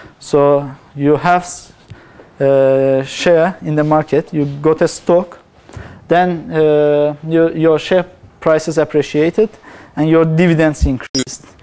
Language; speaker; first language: English; non-native, fluent; Azerbaijani